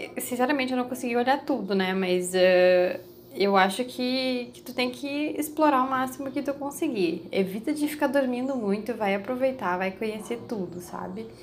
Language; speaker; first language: Portuguese; native; Portuguese